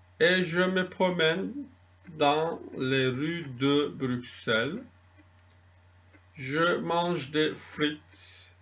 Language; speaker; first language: French; non-native, fluent; Turkish